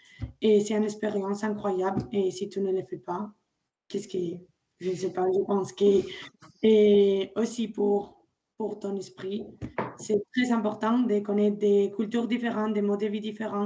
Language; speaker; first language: French; non-native, learner; Spanish